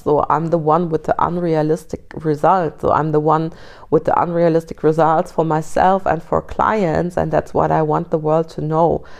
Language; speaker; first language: English; early bilingual, other home language; German